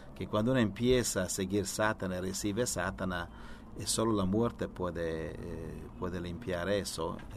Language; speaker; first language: Spanish; non-native, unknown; Italian